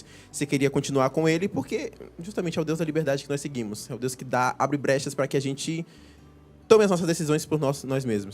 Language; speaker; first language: Portuguese; native; Portuguese